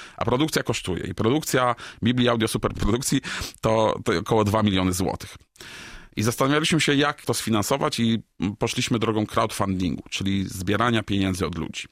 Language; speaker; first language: Polish; native; Polish